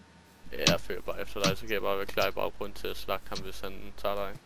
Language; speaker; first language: Danish; native; Danish